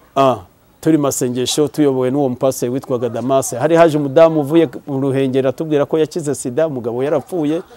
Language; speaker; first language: Kinyarwanda; early bilingual, heritage; Kinyarwanda